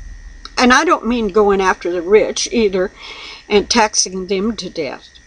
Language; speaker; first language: English; native; English